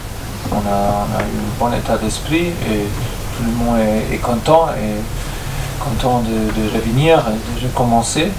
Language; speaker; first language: French; non-native, fluent; German